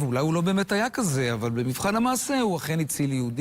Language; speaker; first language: Hebrew; native; Hebrew